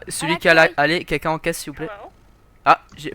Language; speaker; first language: French; native; French